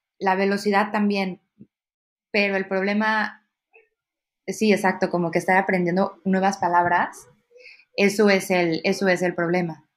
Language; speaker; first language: Spanish; native; Spanish